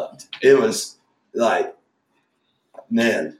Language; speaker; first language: English; native; English